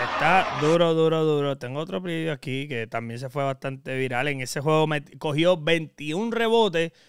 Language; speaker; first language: Spanish; native; Spanish